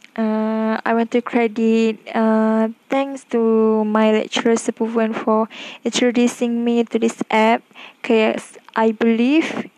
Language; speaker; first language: English; non-native, local second language; Malay